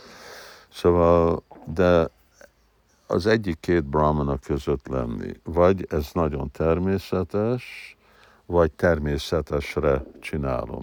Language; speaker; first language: Hungarian; early bilingual, heritage; Hungarian